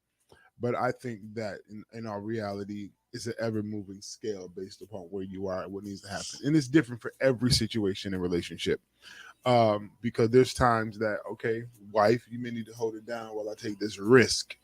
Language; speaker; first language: English; native; English